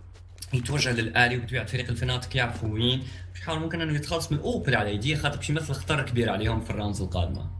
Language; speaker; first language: Arabic; native; Arabic